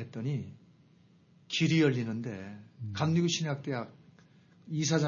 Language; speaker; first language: Korean; native; Korean